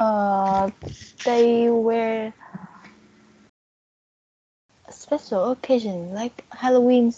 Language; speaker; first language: English; non-native, learner; Vietnamese